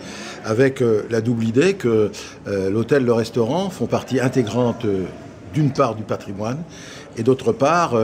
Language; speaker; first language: French; native; French